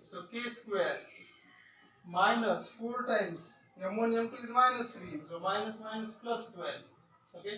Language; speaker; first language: English; non-native, local second language; Marathi